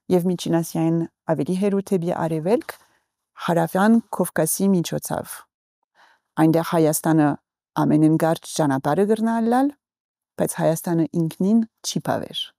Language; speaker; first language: Armenian; early bilingual, heritage; Armenian